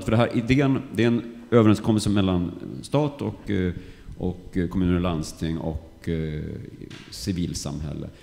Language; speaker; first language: Swedish; native; Swedish